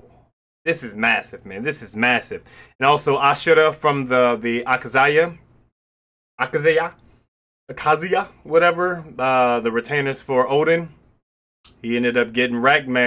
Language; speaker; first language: English; native; English